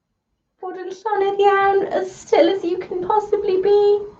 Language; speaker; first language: Welsh; non-native, learner; English